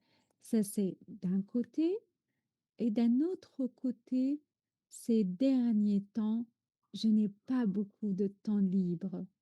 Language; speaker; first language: French; non-native, fluent; Arabic